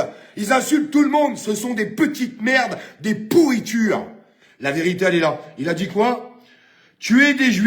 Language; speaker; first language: French; native; French